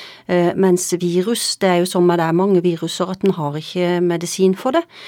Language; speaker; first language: Norwegian; native; Norwegian